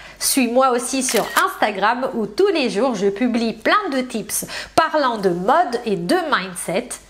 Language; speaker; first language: French; non-native, fluent; Italian